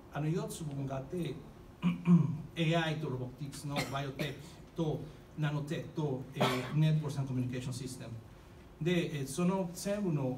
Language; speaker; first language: Japanese; non-native, fluent; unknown